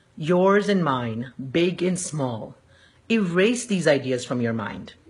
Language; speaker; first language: English; early bilingual, other home language; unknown